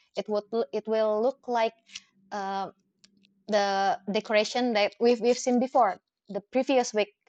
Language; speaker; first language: English; non-native, fluent; Indonesian